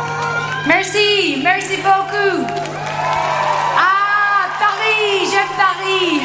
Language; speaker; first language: French; non-native, learner; English